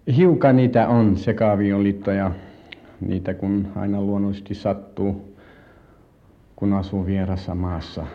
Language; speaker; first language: Finnish; non-native, fluent; Tatar